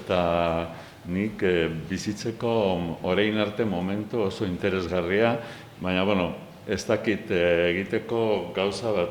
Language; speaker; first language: Basque; non-native, local second language; Spanish